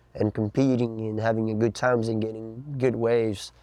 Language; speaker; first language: English; non-native, fluent; Portuguese